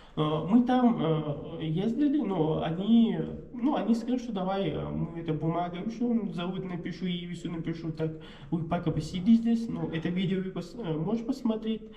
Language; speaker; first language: Russian; non-native, learner; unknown